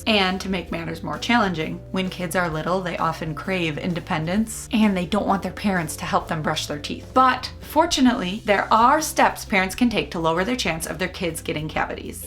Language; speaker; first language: English; native; English